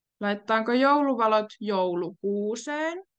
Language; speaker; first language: Finnish; native; Finnish